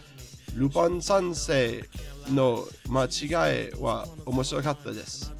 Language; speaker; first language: Japanese; non-native, learner; English